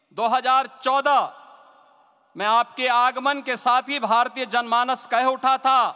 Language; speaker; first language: Hindi; native; Hindi